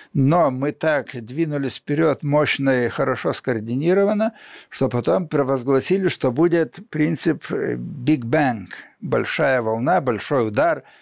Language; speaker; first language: Russian; non-native, local second language; Lithuanian